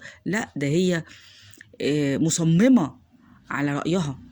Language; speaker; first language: Arabic; native; Arabic